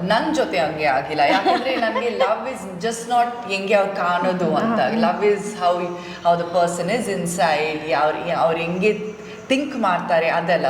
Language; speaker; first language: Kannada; non-native, local second language; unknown